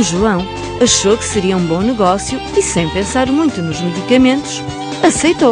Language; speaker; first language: Portuguese; native; Portuguese